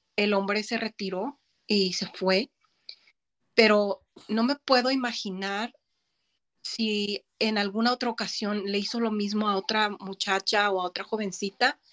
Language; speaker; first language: Spanish; native; Spanish